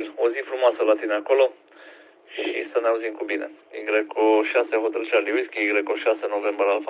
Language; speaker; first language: Romanian; native; Romanian